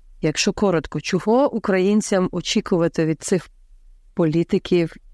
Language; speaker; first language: Ukrainian; native; Ukrainian